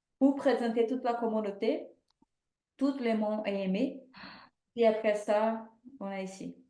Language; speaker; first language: French; non-native, fluent; Portuguese